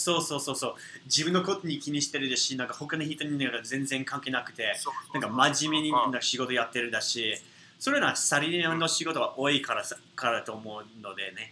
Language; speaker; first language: Japanese; non-native, fluent; English